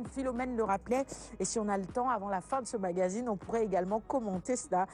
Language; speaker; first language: French; non-native, local second language; Wolof